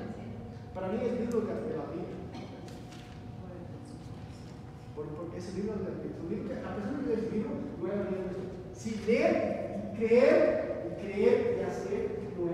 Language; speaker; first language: Spanish; non-native, learner; Portuguese